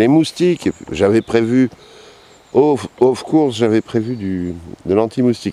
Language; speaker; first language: French; native; French